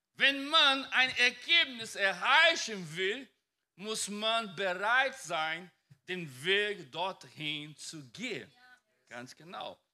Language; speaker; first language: German; non-native, fluent; Portuguese